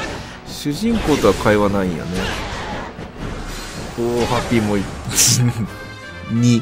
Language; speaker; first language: Japanese; native; Japanese